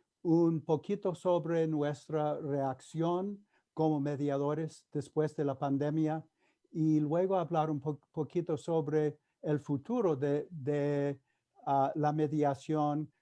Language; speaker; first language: Spanish; non-native, fluent; English